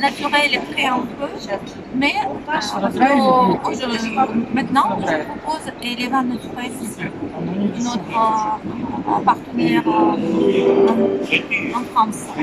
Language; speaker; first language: French; non-native, learner; Russian